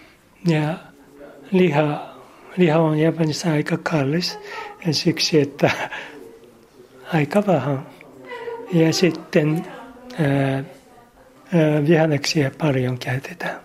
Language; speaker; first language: Finnish; non-native, learner; Japanese